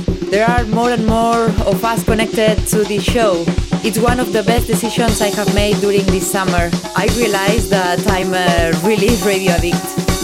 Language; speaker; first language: English; non-native, fluent; Spanish